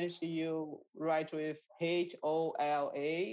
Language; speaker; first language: English; non-native, fluent; Portuguese